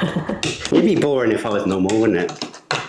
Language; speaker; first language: English; native; English